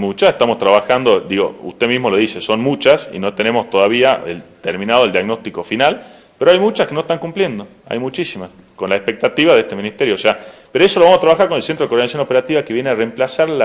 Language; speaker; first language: Spanish; native; Spanish